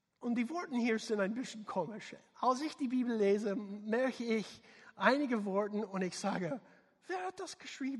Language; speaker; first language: German; non-native, learner; English